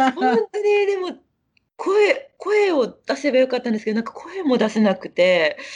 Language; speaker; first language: Japanese; native; Japanese